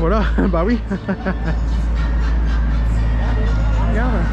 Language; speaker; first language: French; native; French